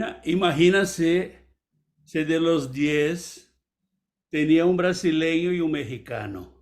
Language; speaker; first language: Spanish; non-native, fluent; Portuguese